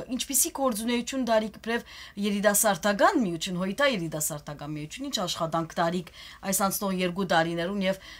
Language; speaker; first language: Armenian; early bilingual, heritage; Armenian